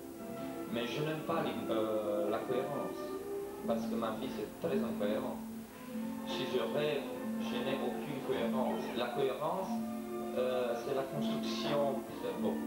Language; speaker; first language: French; non-native, learner; Romanian